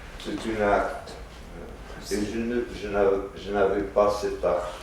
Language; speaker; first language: French; non-native, learner; Portuguese